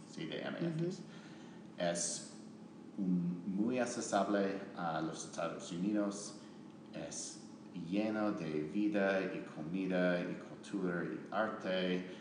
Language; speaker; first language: Spanish; non-native, learner; English